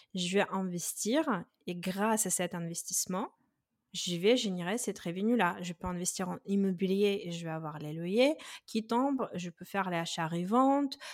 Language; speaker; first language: French; non-native, fluent; Russian